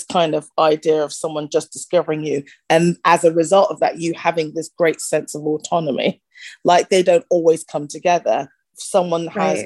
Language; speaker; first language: English; native; English